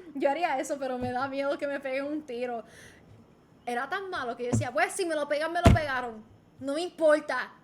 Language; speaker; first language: Spanish; native; Spanish